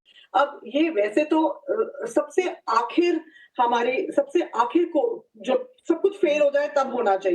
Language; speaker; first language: Hindi; native; Hindi